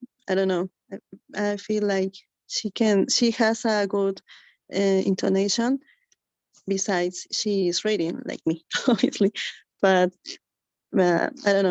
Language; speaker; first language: English; non-native, learner; Spanish